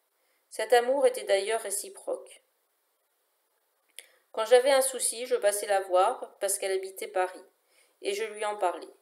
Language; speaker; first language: French; native; French